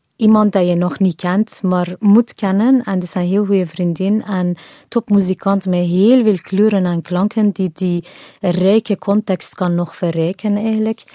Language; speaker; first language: Dutch; non-native, fluent; Persian